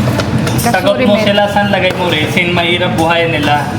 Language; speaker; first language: Filipino; non-native, learner; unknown